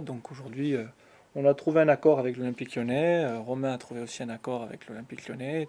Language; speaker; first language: French; native; French